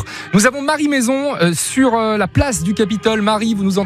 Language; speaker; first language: French; native; French